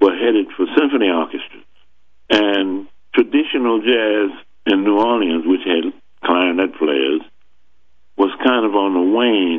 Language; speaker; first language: English; native; English